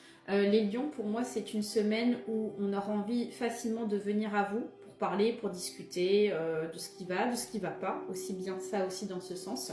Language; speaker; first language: French; native; French